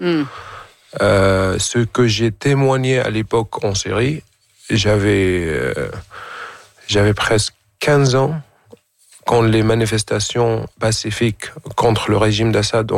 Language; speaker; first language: French; non-native, fluent; Arabic